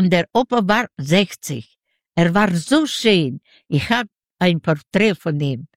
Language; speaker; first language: German; non-native, learner; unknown